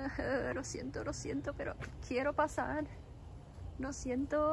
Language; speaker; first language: Spanish; non-native, learner; Japanese